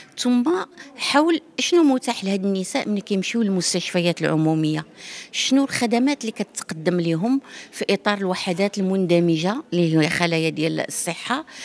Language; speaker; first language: Arabic; native; Arabic